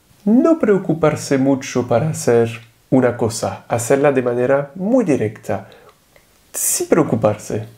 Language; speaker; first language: Spanish; non-native, fluent; French